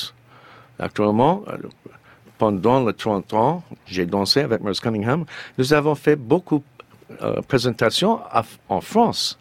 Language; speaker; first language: French; non-native, learner; English